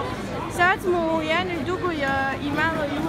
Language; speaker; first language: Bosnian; early bilingual, heritage; Serbian